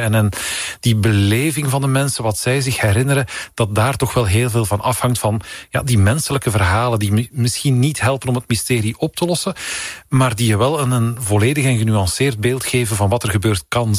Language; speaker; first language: Dutch; native; Dutch